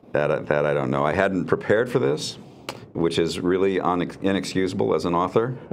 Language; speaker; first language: English; native; English